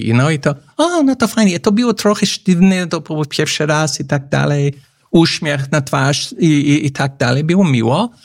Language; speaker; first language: Polish; non-native, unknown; English